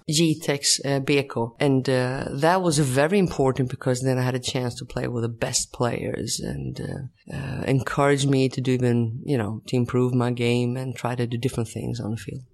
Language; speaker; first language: English; non-native, fluent; Swedish